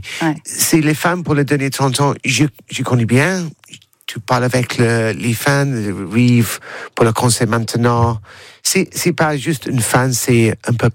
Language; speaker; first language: French; non-native, learner; English